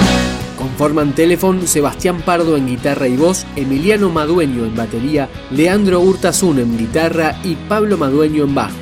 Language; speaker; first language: Spanish; native; Spanish